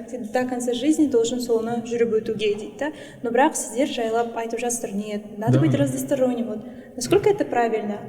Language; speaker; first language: Russian; non-native, local second language; Kazakh